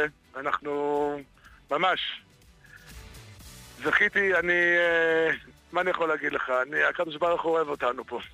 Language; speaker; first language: Hebrew; non-native, fluent; English